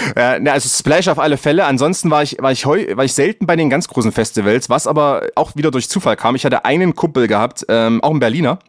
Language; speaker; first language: German; native; German